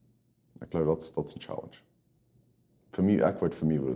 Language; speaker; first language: German; non-native, learner; Plautdietsch